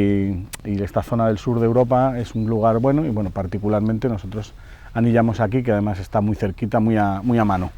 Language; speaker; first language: Spanish; native; Spanish